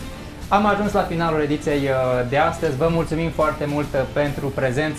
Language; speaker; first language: Romanian; native; Romanian